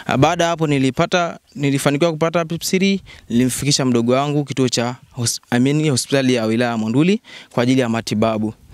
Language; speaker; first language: Swahili; non-native, local second language; Masai